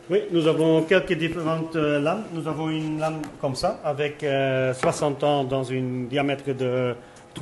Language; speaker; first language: French; non-native, local second language; Dutch